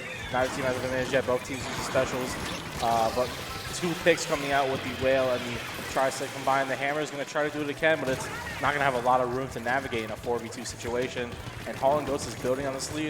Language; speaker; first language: English; native; English